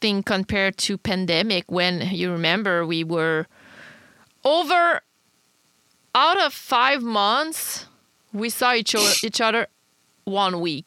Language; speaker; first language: English; non-native, fluent; French